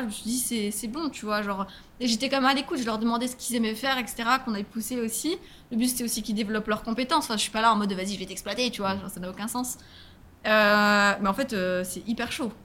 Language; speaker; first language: French; native; French